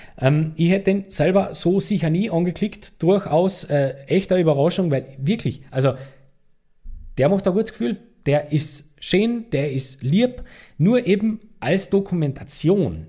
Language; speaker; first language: German; native; German